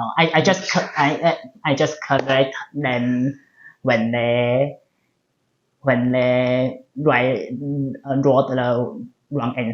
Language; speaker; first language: English; non-native, learner; Chinese